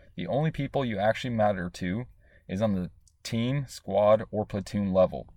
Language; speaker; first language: English; native; English